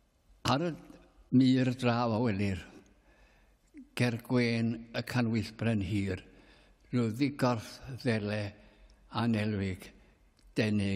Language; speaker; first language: Welsh; native; Welsh